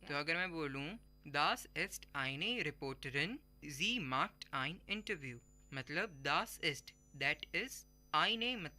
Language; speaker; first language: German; non-native, learner; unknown